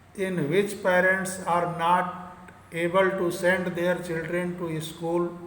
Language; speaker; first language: English; non-native, local second language; Hindi